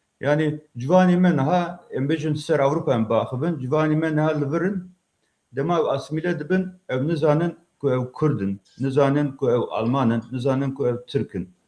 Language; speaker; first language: Kurdish; native; Kurdish